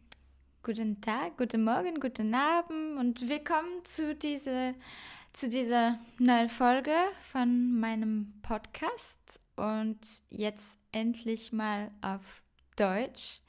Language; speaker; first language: German; non-native, fluent; French